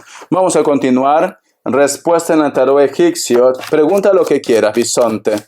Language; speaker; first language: Spanish; native; Spanish